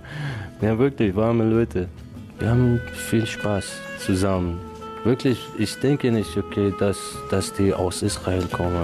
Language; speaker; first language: German; non-native, learner; Persian